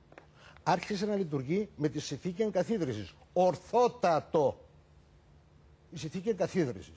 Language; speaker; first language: Greek; native; Greek